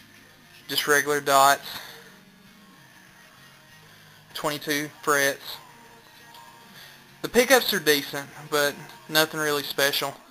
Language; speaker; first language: English; native; English